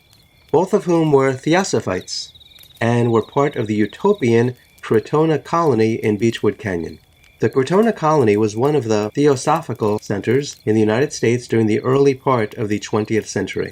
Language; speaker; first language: English; native; English